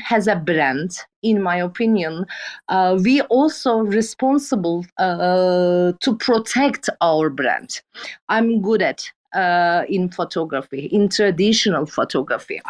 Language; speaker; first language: English; non-native, fluent; Turkish